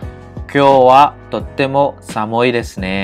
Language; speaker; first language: Japanese; non-native, fluent; Khmer